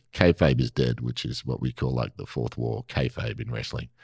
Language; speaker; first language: English; native; English